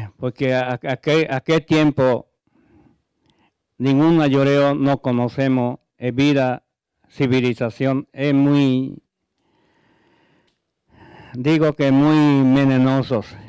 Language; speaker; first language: Spanish; non-native, learner; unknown